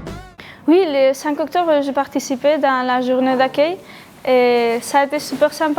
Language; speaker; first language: French; non-native, learner; Spanish